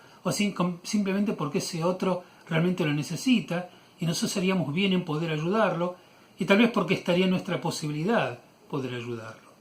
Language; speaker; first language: Spanish; native; Spanish